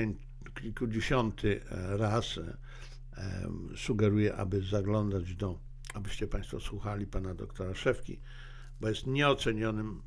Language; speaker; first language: Polish; native; Polish